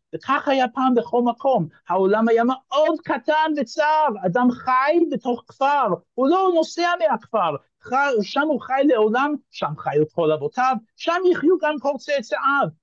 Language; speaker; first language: Hebrew; non-native, fluent; English